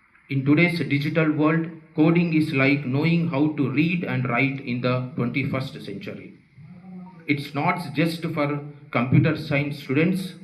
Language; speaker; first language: English; non-native, local second language; Telugu